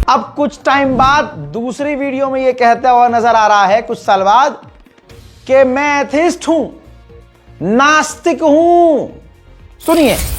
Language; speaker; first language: Hindi; native; Hindi